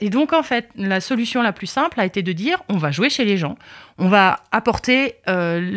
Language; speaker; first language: French; native; French